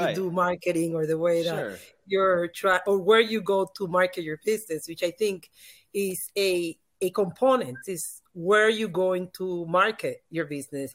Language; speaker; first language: English; non-native, fluent; Spanish